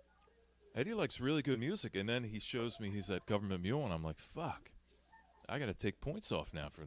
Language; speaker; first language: English; native; English